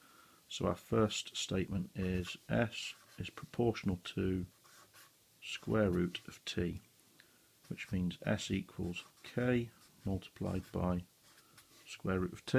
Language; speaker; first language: English; native; English